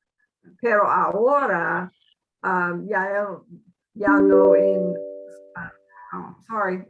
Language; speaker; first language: Spanish; non-native, learner; English